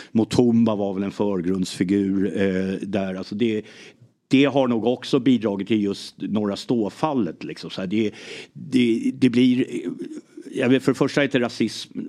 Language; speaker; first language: Swedish; early bilingual, other home language; English